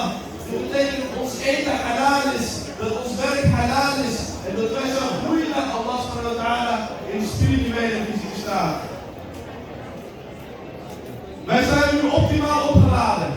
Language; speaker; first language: Dutch; early bilingual, other home language; Indonesian